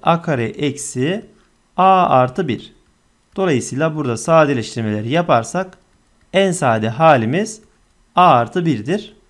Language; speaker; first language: Turkish; native; Turkish